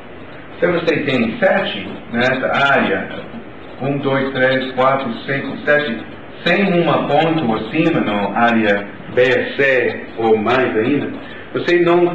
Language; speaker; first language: Portuguese; non-native, learner; English